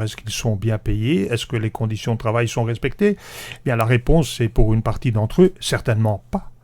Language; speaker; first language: French; native; French